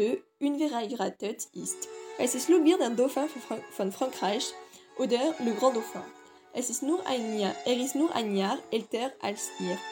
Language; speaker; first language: German; non-native, learner; French